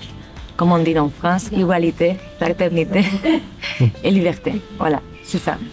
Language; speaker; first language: French; non-native, fluent; Spanish